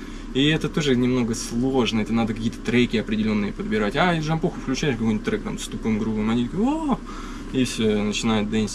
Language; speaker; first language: Russian; native; Russian